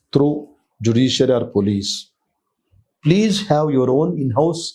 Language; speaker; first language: English; non-native, local second language; Telugu